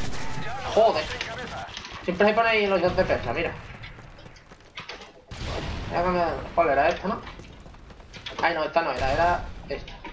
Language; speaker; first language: Spanish; native; Spanish